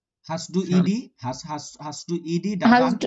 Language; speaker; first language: German; non-native, fluent; Bangla